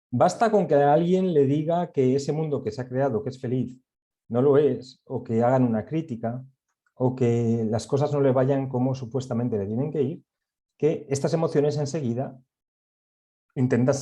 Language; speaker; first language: Spanish; native; Spanish